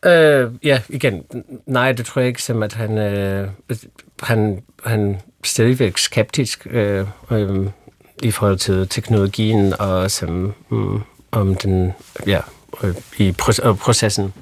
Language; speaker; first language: Danish; non-native, fluent; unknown